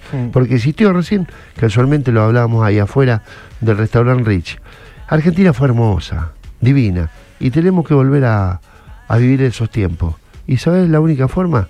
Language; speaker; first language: Spanish; native; Spanish